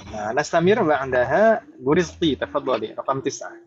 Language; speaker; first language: Arabic; non-native, fluent; Indonesian